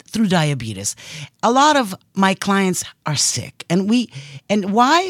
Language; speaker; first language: English; early bilingual, other home language; Italian